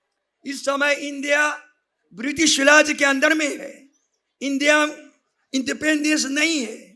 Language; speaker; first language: Hindi; non-native, fluent; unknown